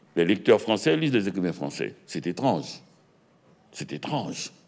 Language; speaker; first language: French; native; French